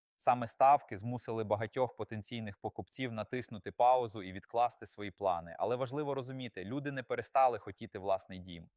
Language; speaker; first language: Ukrainian; native; Ukrainian